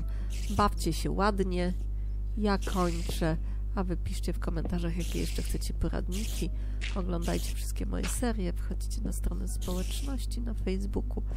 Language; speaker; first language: Polish; native; Polish